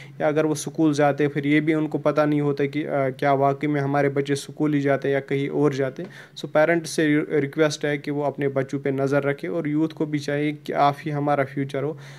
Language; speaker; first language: Hindi; non-native, local second language; Kashmiri